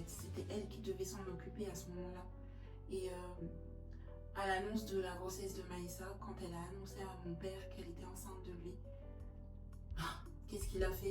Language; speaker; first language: French; native; French